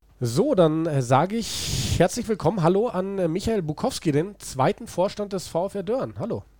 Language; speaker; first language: German; native; German